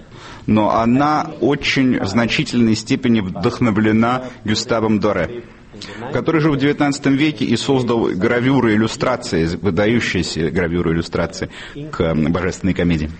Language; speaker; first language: Russian; native; Russian